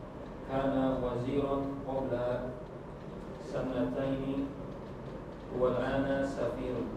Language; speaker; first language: Arabic; non-native, learner; Indonesian